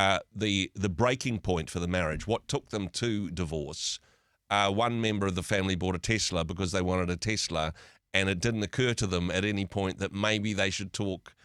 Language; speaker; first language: English; native; English